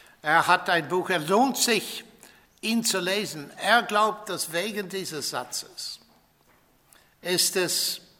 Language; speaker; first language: German; non-native, fluent; English